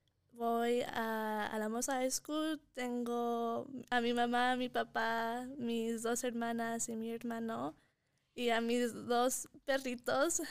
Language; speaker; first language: Spanish; early bilingual, heritage; Spanish